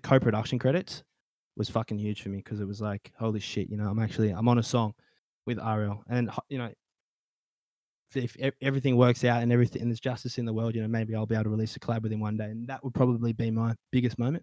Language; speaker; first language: English; native; English